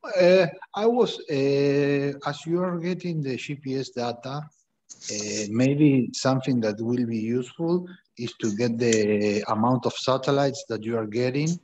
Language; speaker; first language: English; non-native, fluent; Spanish